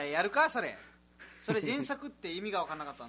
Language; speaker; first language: Japanese; non-native, fluent; Nepali